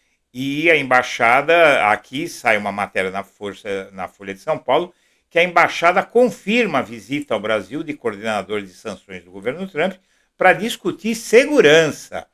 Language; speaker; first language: Portuguese; native; Portuguese